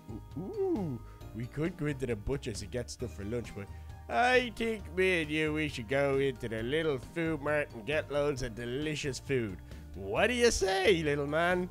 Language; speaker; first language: English; native; English